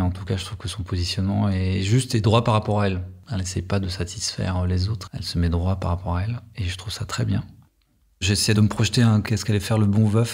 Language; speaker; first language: French; native; French